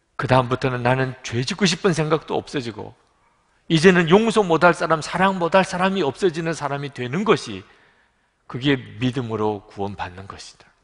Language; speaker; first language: Korean; native; Korean